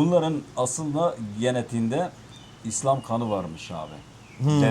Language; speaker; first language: Turkish; native; Turkish